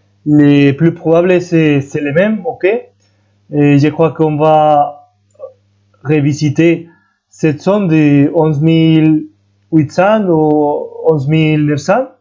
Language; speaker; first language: French; non-native, fluent; Spanish